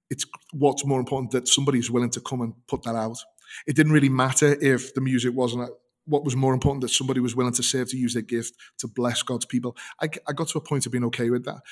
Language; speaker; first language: English; native; English